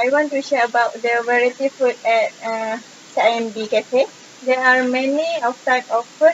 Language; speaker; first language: English; non-native, local second language; Malay